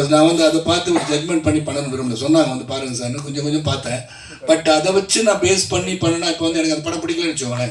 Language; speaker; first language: Tamil; native; Tamil